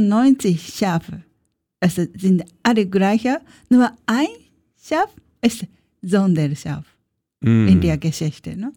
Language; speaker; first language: German; non-native, learner; Japanese